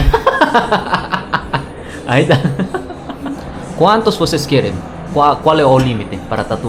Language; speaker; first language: Portuguese; non-native, learner; Indonesian